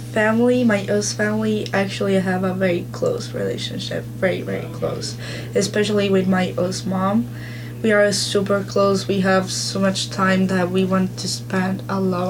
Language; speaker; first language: English; non-native, learner; Italian